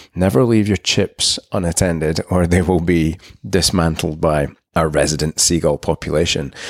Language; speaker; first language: English; native; English